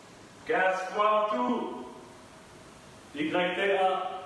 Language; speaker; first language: French; native; French